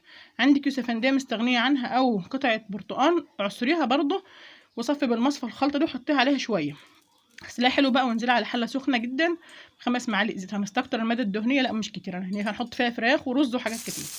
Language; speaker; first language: Arabic; native; Arabic